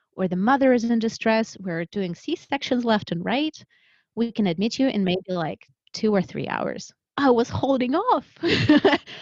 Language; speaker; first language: English; early bilingual, other home language; Russian